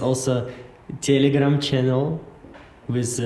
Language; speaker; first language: English; non-native, fluent; Ukrainian